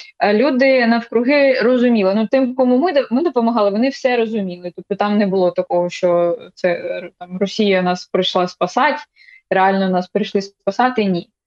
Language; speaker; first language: Ukrainian; non-native, local second language; Russian